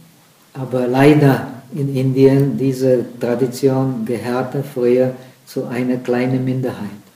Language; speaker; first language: German; non-native, fluent; Czech